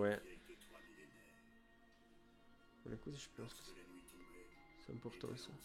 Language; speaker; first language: French; non-native, fluent; Italian